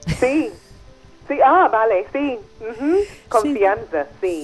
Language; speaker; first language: Spanish; non-native, fluent; English